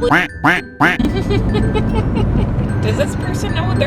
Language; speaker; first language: English; native; English